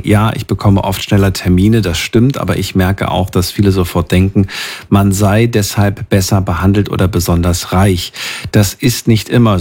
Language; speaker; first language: German; native; German